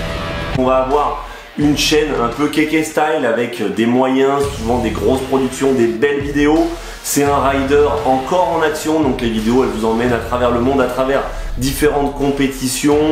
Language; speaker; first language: French; native; French